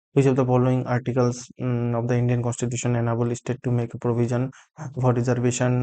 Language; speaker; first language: English; non-native, local second language; Assamese